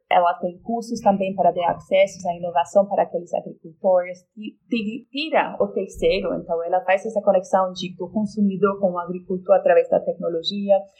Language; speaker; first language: Portuguese; non-native, fluent; Polish